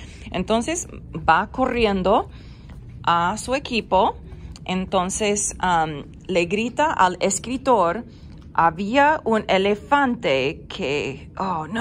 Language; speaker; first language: Spanish; non-native, fluent; English